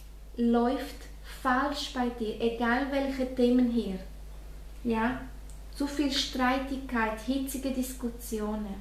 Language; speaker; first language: German; non-native, fluent; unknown